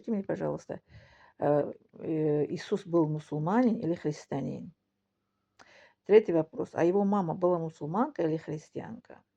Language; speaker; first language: Russian; non-native, learner; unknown